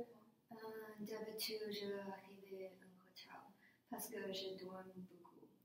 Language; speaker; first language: French; non-native, learner; Chinese